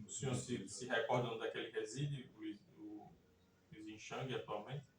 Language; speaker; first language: Portuguese; native; Portuguese